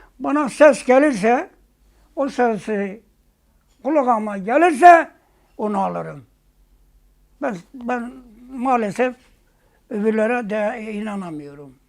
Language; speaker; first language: Turkish; non-native, local second language; Zaza